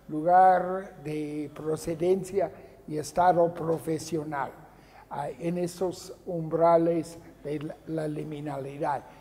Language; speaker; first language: Spanish; non-native, fluent; English